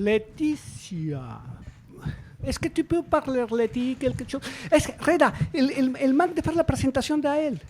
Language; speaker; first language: French; non-native, learner; Spanish